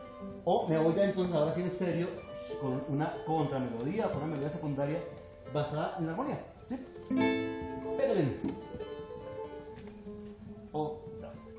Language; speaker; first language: Spanish; native; Spanish